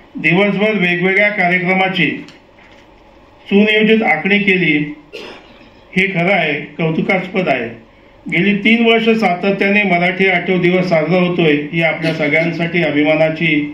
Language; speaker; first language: Marathi; native; Marathi